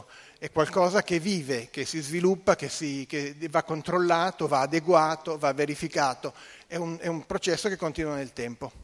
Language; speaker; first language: Italian; native; Italian